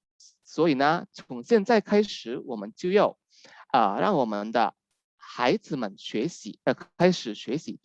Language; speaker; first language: Chinese; non-native, fluent; Indonesian